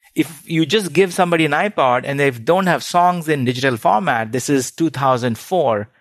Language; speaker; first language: English; non-native, local second language; Hindi